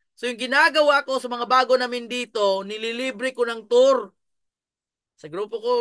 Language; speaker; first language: Filipino; non-native, local second language; Cebuano